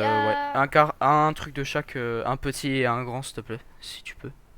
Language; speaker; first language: French; native; French